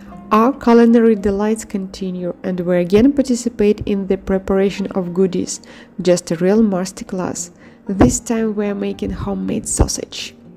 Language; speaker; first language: English; non-native, fluent; Russian